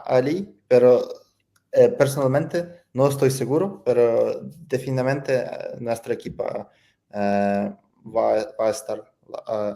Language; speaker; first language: Spanish; non-native, learner; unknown